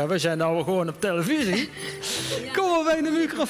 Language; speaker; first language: Dutch; native; Dutch